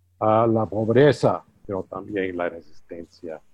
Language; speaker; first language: Spanish; early bilingual, heritage; English